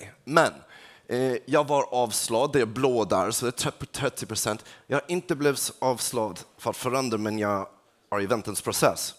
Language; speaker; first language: Swedish; non-native, fluent; English